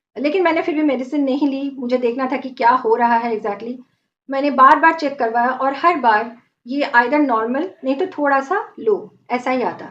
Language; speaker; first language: Hindi; non-native, local second language; Bangla